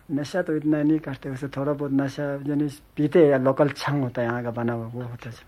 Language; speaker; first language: Urdu; non-native, local second language; Ladakhi